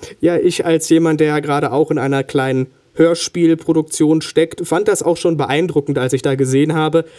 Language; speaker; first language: German; native; German